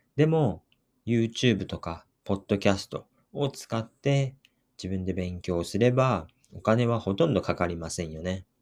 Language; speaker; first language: Japanese; native; Japanese